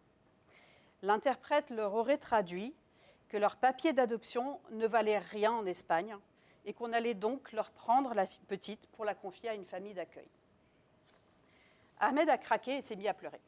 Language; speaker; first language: French; native; French